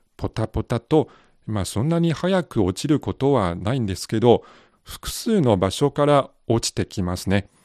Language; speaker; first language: Japanese; non-native, fluent; Chinese